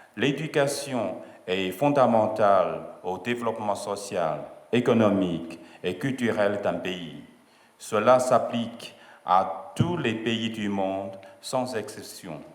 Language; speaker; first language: French; non-native, fluent; Chinese